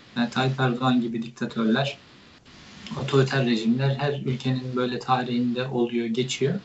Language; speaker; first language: Turkish; native; Turkish